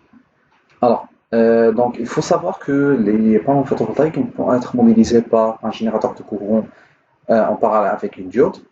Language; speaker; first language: French; non-native, local second language; Arabic